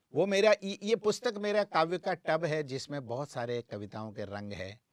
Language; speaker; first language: Hindi; native; Hindi